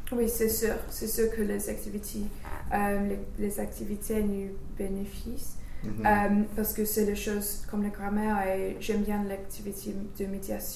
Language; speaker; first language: French; non-native, learner; English